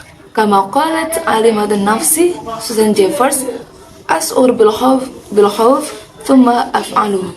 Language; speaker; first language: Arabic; non-native, learner; Indonesian